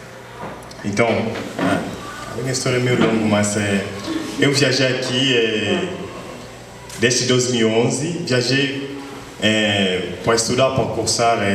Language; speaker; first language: Portuguese; non-native, fluent; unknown